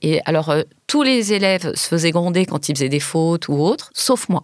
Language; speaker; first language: French; early bilingual, heritage; French